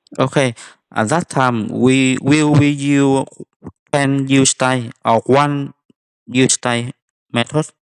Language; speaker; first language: English; non-native, fluent; Vietnamese